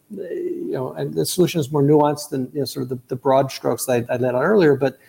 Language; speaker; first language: English; native; English